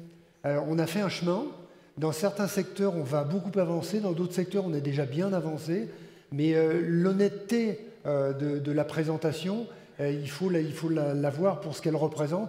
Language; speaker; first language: French; native; French